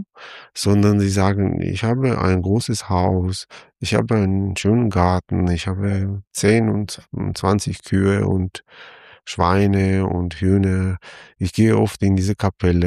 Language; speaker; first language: German; non-native, fluent; Armenian